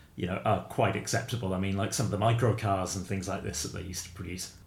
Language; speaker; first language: English; native; English